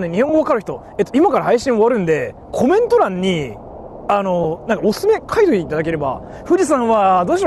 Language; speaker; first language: Japanese; native; Japanese